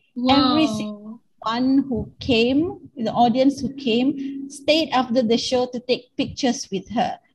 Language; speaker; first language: English; non-native, local second language; Malay